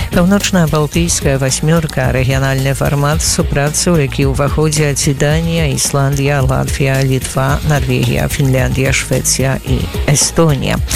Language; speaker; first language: Belarusian; native; Belarusian